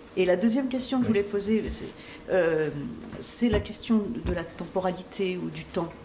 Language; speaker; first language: French; native; French